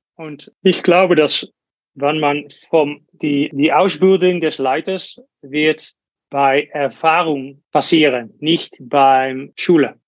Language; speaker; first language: German; non-native, learner; Dutch